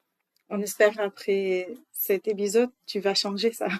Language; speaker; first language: French; non-native, learner; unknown